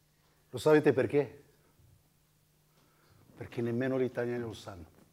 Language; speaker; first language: Italian; non-native, fluent; Arabic